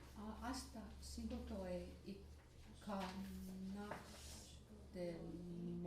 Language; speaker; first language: Japanese; non-native, learner; English